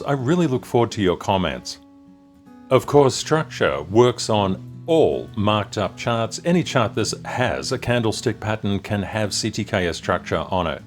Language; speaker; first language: English; native; English